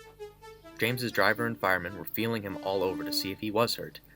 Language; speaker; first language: English; native; English